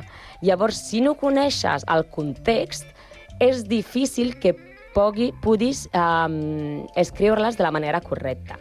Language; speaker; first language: Catalan; non-native, learner; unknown